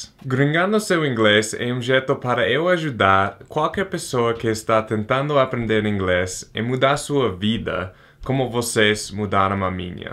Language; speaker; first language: Portuguese; non-native, fluent; English